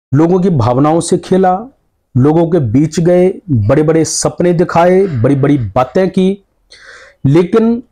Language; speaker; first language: Hindi; native; Hindi